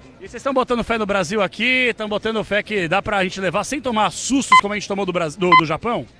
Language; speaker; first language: Portuguese; native; Portuguese